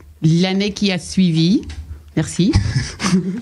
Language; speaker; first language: French; non-native, local second language; English